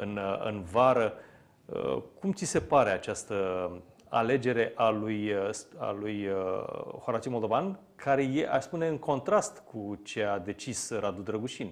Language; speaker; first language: Romanian; native; Romanian